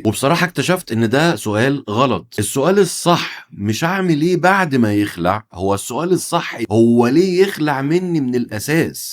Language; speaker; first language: Arabic; native; Arabic